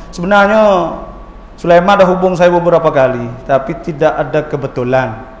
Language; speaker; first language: Malay; native; Malay